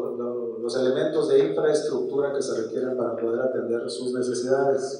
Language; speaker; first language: Spanish; native; Spanish